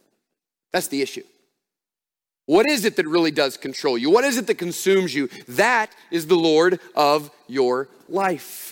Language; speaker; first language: English; native; English